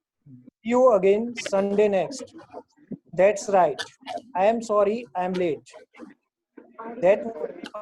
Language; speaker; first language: English; non-native, learner; Gujarati